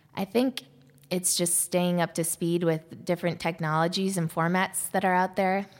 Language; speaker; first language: English; native; English